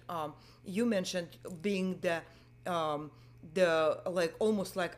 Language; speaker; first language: English; non-native, fluent; Russian